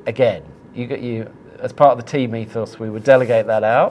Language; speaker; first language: English; native; English